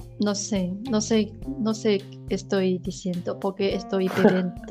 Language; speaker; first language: Spanish; non-native, learner; Chinese